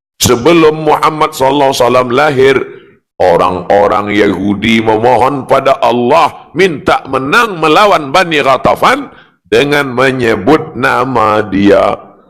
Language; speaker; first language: Malay; native; Malay